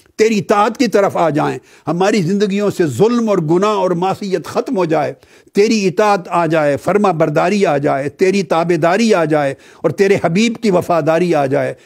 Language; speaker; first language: Urdu; native; Urdu